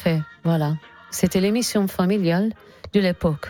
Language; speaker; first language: French; non-native, fluent; English